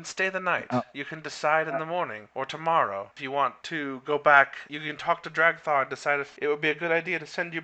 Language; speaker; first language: English; native; English